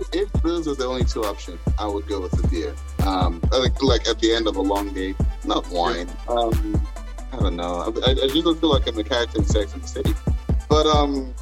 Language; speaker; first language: English; non-native, local second language; Yoruba